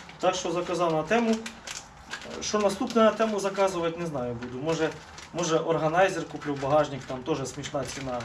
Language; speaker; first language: Ukrainian; non-native, local second language; Russian